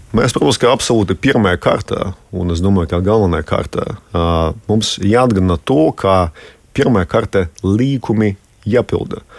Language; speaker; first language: Latvian; non-native, local second language; Russian